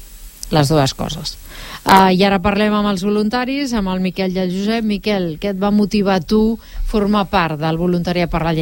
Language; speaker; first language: Catalan; native; Catalan